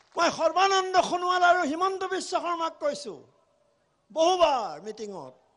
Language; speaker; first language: Assamese; native; Assamese